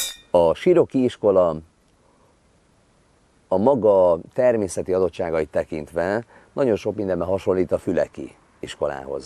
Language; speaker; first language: Hungarian; native; Hungarian